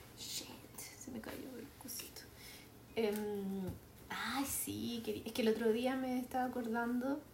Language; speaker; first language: Spanish; native; Spanish